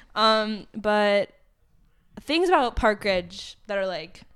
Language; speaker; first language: English; native; English